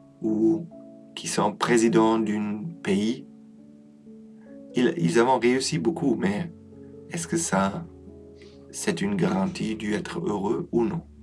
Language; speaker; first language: French; non-native, learner; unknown